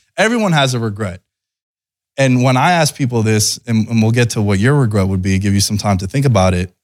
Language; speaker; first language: English; early bilingual, other home language; Greek